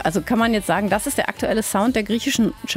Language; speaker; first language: German; native; German